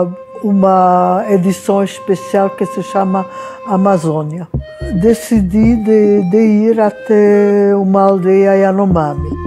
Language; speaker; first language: Portuguese; non-native, fluent; Hungarian